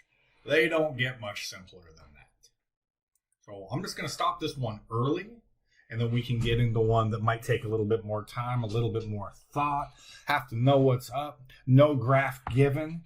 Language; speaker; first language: English; native; English